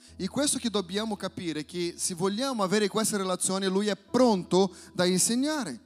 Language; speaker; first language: Italian; non-native, fluent; Portuguese